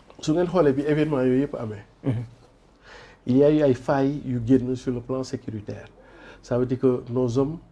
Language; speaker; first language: Wolof; non-native, local second language; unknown